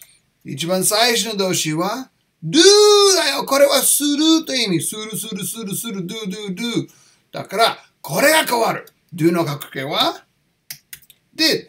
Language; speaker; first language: Japanese; non-native, learner; English